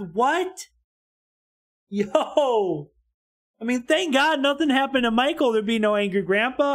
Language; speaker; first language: English; native; English